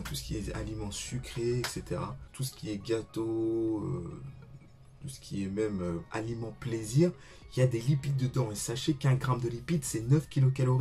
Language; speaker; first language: French; native; French